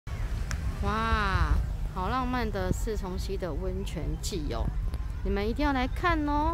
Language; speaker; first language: Chinese; native; Chinese